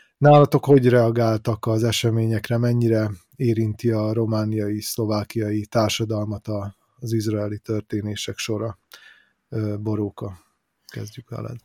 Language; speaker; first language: Hungarian; native; Hungarian